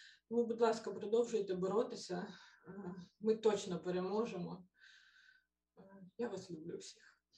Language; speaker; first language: Ukrainian; native; Ukrainian